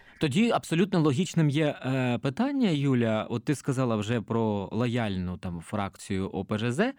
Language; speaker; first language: Ukrainian; native; Ukrainian